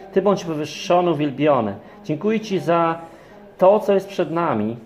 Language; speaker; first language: Polish; native; Polish